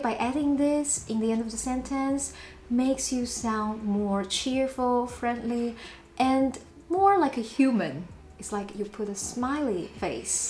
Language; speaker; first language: English; non-native, fluent; Chinese